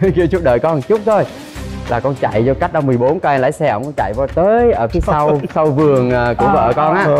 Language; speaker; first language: Vietnamese; native; Vietnamese